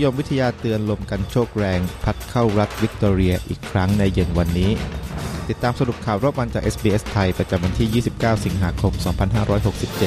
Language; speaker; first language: Thai; native; Thai